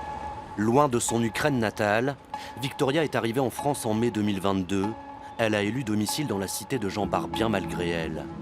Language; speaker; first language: French; native; French